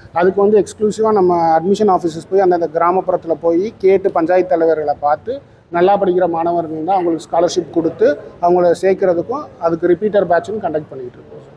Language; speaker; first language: Tamil; native; Tamil